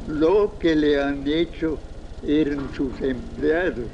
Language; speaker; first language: Spanish; non-native, fluent; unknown